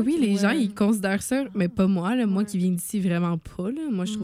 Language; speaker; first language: French; native; French